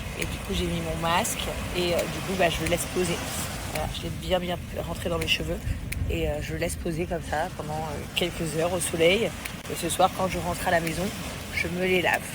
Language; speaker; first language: French; early bilingual, other home language; English